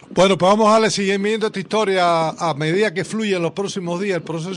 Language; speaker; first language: Spanish; native; Spanish